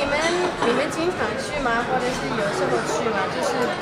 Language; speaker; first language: Chinese; non-native, fluent; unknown